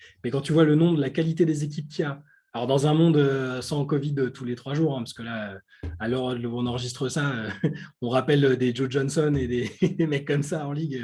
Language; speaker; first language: French; native; French